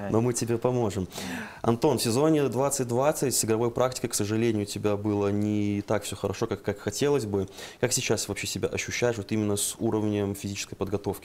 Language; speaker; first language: Russian; native; Russian